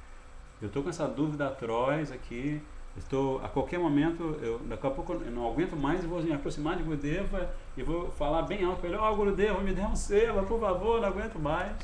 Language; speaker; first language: Portuguese; native; Portuguese